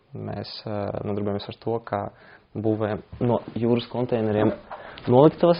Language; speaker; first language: Latvian; non-native, local second language; Russian